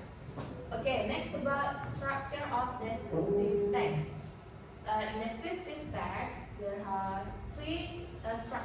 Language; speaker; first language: English; non-native, learner; Indonesian